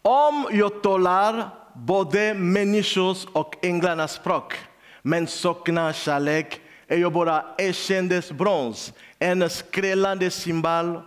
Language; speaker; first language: Swedish; non-native, learner; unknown